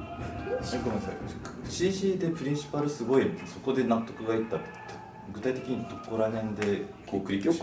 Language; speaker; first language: Japanese; native; Japanese